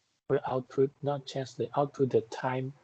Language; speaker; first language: English; non-native, fluent; Chinese